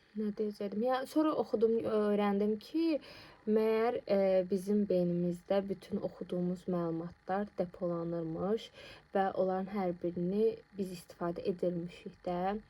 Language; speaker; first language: Azerbaijani; non-native, local second language; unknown